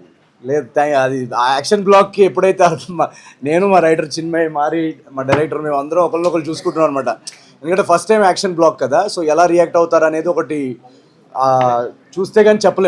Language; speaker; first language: Telugu; native; Telugu